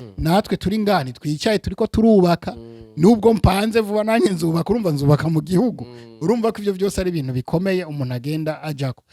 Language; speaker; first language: Rundi; early bilingual, heritage; Rundi